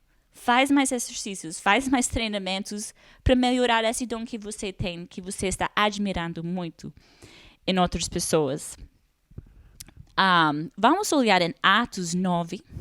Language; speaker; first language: Portuguese; non-native, fluent; English